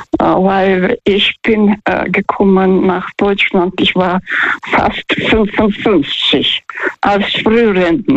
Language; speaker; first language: German; non-native, fluent; Russian